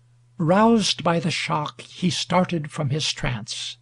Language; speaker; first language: English; native; English